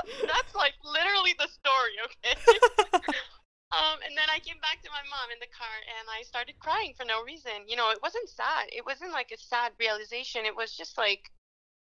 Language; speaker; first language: English; non-native, fluent; French